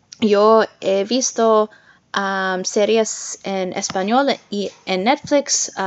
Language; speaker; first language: Spanish; non-native, learner; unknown